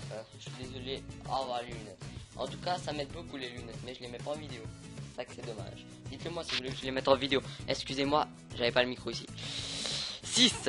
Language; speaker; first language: French; native; French